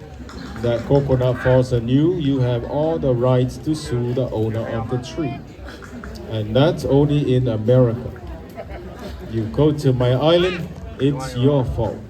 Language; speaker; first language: English; non-native, local second language; Samoan